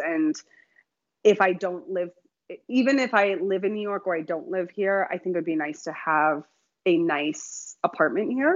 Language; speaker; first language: English; native; English